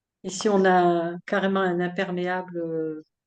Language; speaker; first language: French; native; French